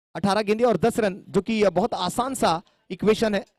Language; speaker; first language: Hindi; non-native, local second language; Marathi